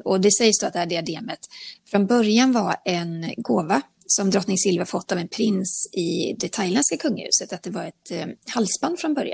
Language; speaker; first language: Swedish; native; Swedish